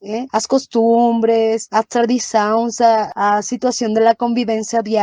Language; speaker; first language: Portuguese; non-native, learner; Spanish